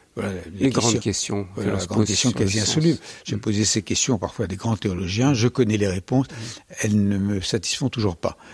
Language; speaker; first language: French; native; French